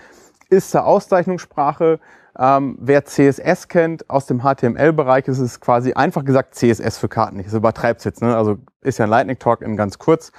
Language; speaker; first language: German; native; German